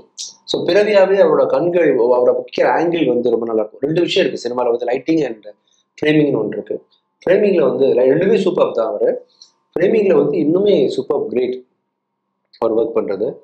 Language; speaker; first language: Tamil; native; Tamil